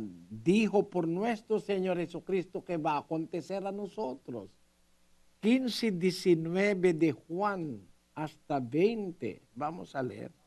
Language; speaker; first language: Spanish; non-native, learner; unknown